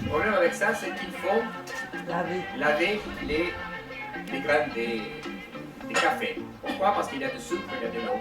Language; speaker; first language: French; non-native, fluent; Spanish